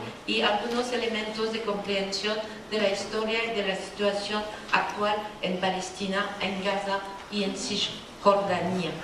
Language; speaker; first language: Spanish; non-native, fluent; French